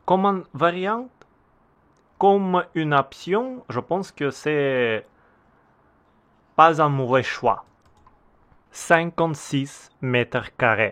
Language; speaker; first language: French; non-native, learner; Russian